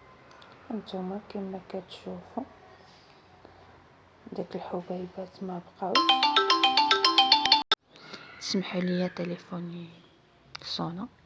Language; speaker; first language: Arabic; native; Arabic